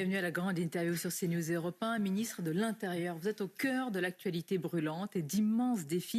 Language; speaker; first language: French; native; French